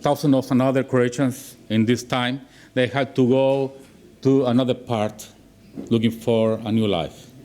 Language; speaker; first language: English; non-native, learner; Spanish